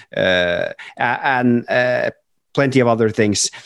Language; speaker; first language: English; non-native, fluent; Norwegian